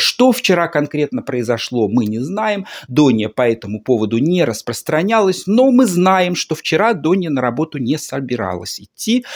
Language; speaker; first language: Russian; native; Russian